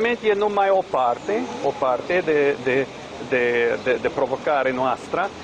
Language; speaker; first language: Romanian; non-native, learner; English